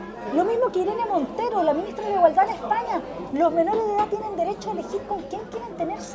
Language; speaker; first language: Spanish; native; Spanish